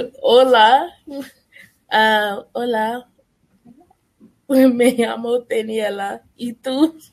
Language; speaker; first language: Spanish; non-native, learner; English